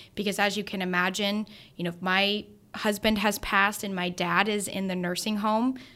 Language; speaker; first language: English; native; English